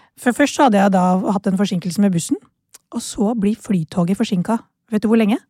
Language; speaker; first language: Norwegian; early bilingual, other home language; Urdu